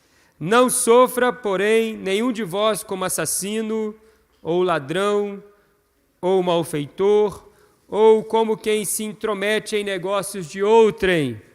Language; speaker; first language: Portuguese; native; Portuguese